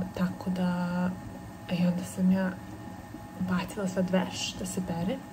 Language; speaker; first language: Serbian; early bilingual, heritage; Serbian